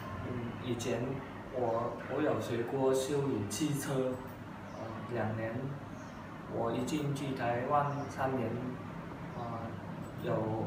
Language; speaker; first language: Chinese; non-native, learner; Vietnamese